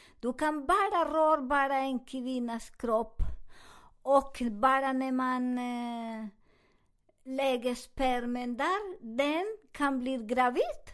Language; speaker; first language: Swedish; non-native, learner; Spanish